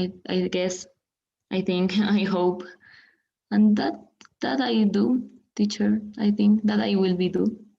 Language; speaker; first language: English; non-native, learner; Spanish